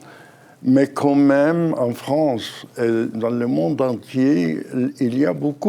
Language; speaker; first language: French; non-native, fluent; Hebrew